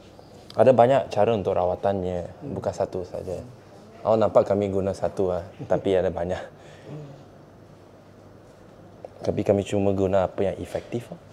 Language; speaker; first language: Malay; non-native, local second language; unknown